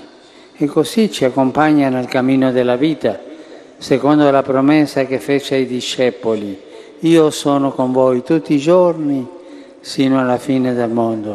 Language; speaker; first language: Italian; non-native, fluent; Spanish